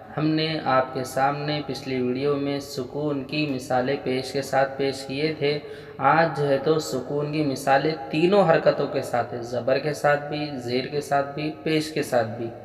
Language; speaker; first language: Urdu; native; Urdu